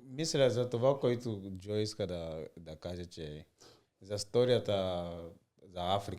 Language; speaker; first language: Bulgarian; non-native, learner; Portuguese